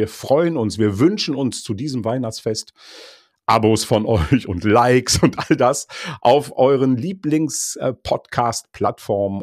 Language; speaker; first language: German; native; German